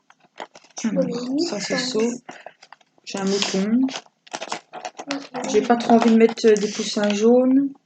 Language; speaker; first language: French; native; French